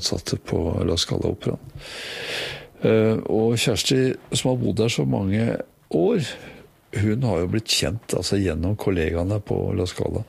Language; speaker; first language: Norwegian; native; Norwegian